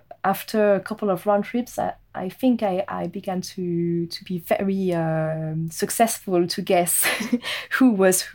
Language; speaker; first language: English; non-native, fluent; French